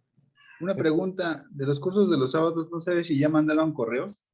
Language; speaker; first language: Spanish; native; Spanish